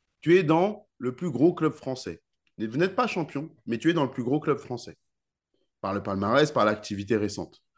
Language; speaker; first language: French; native; French